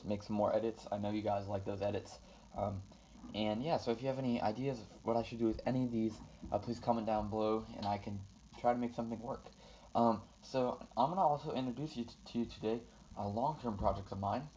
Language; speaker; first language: English; native; English